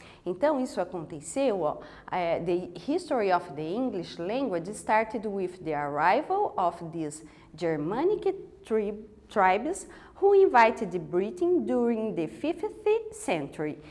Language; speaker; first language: English; non-native, fluent; Portuguese